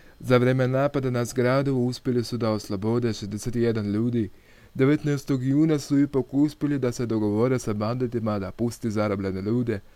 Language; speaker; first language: Croatian; non-native, learner; Russian